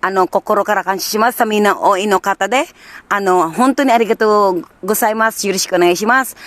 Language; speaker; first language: Japanese; non-native, learner; Filipino